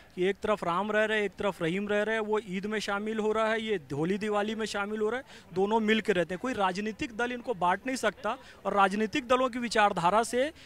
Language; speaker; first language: Hindi; native; Hindi